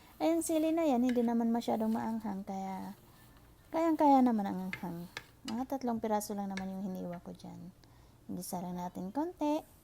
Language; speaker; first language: Filipino; non-native, local second language; Iloko